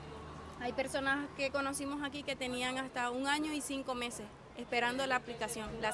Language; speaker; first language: Spanish; native; Spanish